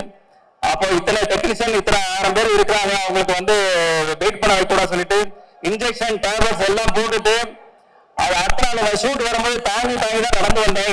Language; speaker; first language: Tamil; native; Tamil